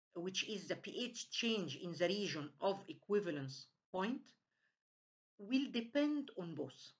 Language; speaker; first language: English; non-native, fluent; Arabic